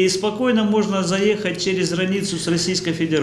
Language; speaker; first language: Russian; native; Russian